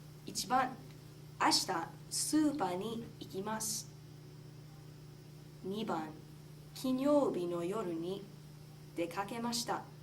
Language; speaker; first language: Japanese; non-native, learner; English